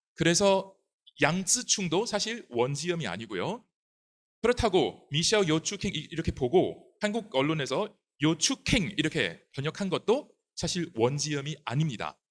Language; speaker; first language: Korean; non-native, fluent; Chinese